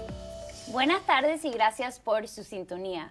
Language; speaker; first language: Spanish; early bilingual, heritage; Spanish